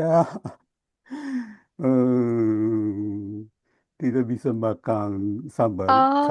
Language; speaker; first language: Indonesian; non-native, learner; Japanese